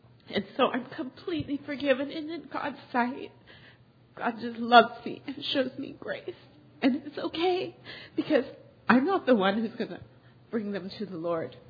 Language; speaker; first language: English; early bilingual, other home language; Chinese